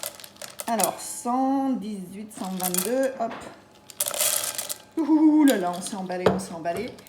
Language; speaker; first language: French; native; French